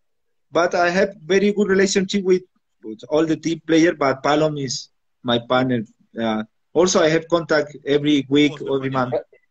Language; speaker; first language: English; non-native, learner; Spanish